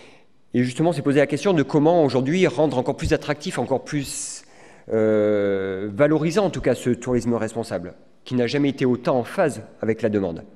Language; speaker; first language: French; native; French